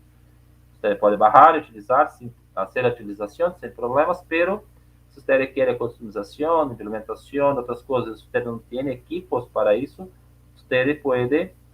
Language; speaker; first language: Spanish; non-native, learner; Portuguese